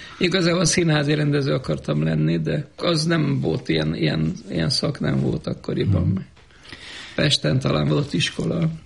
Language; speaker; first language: Hungarian; native; Hungarian